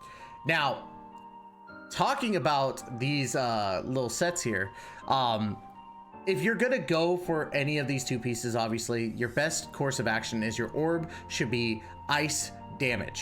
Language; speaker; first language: English; native; English